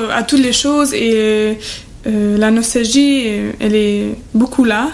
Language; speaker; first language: French; non-native, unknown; German